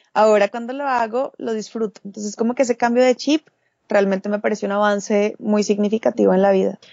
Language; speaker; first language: Spanish; native; Spanish